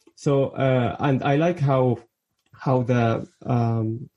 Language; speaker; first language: English; early bilingual, other home language; Arabic